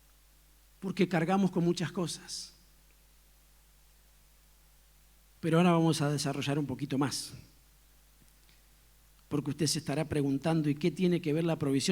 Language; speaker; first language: Spanish; native; Spanish